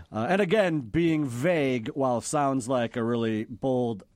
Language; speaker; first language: English; native; English